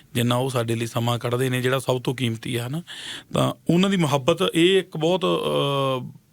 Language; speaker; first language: Punjabi; native; Punjabi